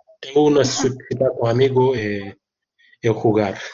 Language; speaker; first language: Spanish; non-native, learner; Wolof